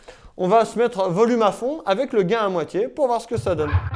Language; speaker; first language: French; native; French